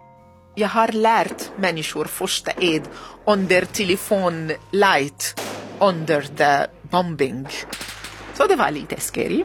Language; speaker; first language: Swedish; non-native, learner; Arabic